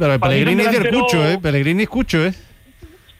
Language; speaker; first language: Spanish; native; Spanish